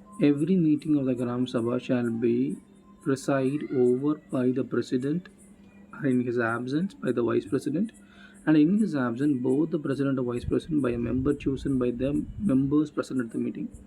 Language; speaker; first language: English; non-native, local second language; Tamil